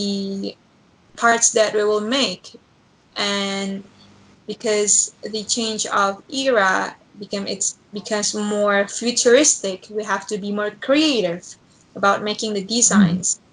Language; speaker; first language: English; non-native, learner; Indonesian